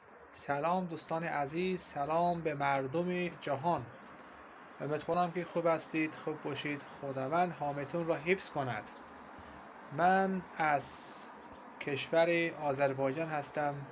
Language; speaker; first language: Persian; non-native, learner; Azerbaijani